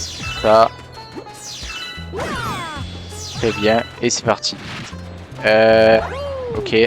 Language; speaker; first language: French; native; French